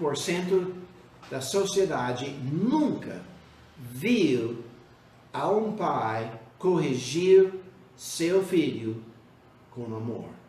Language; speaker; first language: Portuguese; non-native, fluent; English